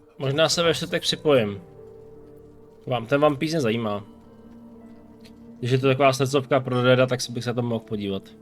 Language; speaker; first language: Czech; native; Czech